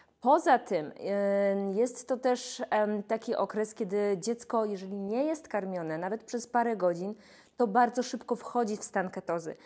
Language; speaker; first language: Polish; native; Polish